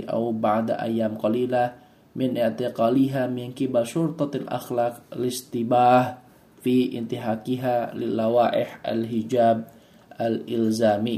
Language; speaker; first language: Arabic; non-native, fluent; Indonesian